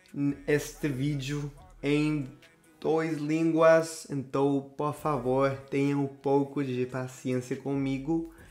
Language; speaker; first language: Portuguese; non-native, learner; Spanish